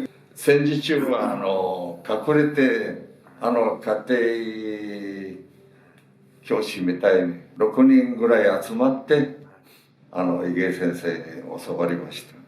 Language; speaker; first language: Japanese; early bilingual, heritage; Japanese